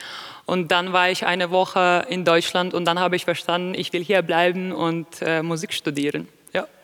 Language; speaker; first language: German; non-native, fluent; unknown